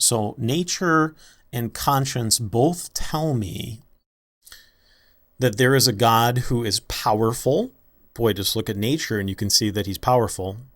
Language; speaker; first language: English; native; English